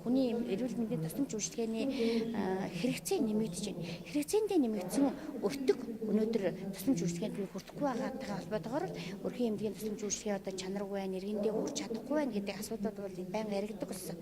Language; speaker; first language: Mongolian; native; Mongolian